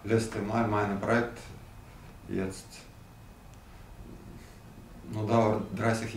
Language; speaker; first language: German; non-native, learner; Russian